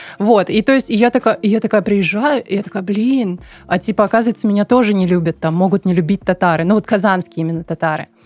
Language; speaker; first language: Russian; non-native, local second language; Tatar